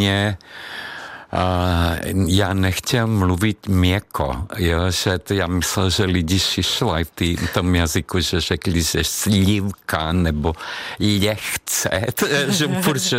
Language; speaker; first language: Czech; non-native, fluent; Hungarian